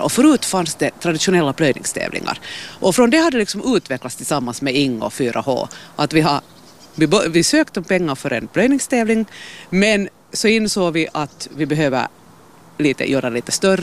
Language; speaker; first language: Swedish; native; Swedish